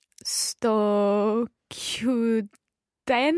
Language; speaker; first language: Italian; non-native, learner; English